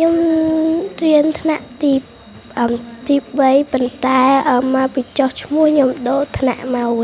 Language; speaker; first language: Khmer; non-native, local second language; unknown